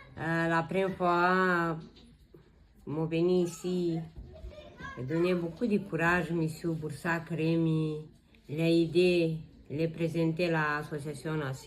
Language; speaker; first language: French; non-native, learner; Romanian